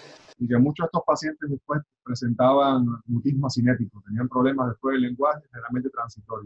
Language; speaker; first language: Spanish; native; Spanish